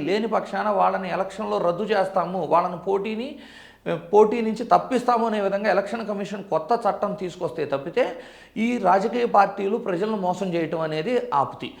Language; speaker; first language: Telugu; native; Telugu